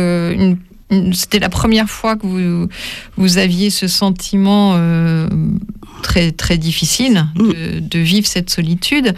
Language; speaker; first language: French; native; French